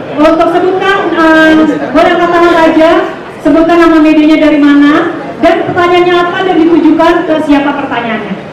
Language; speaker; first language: Indonesian; native; Indonesian